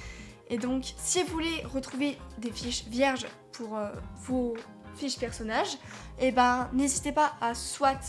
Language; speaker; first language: French; native; French